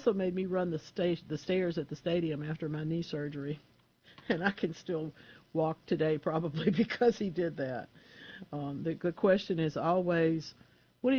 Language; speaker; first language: English; native; English